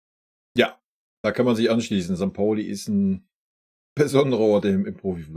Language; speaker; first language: German; native; German